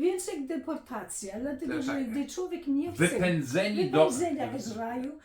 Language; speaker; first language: Polish; early bilingual, heritage; Polish